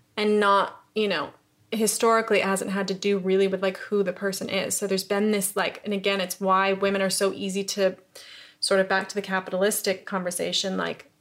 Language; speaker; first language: English; native; English